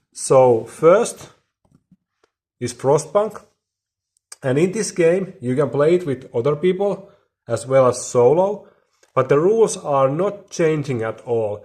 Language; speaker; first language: English; non-native, fluent; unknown